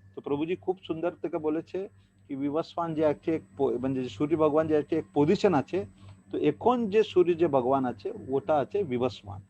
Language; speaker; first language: Bangla; non-native, learner; Hindi